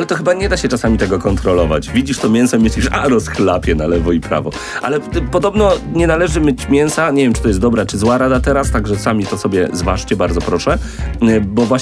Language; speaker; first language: Polish; native; Polish